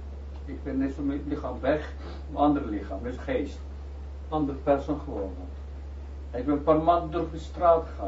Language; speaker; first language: Dutch; non-native, learner; Turkish